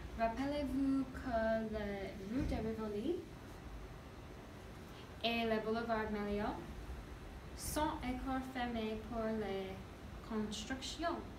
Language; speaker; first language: French; non-native, learner; English